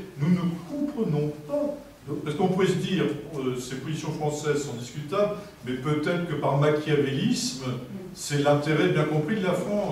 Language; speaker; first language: French; native; French